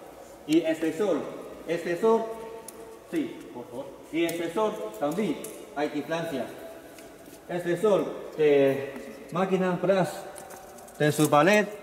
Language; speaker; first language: Spanish; non-native, learner; Chinese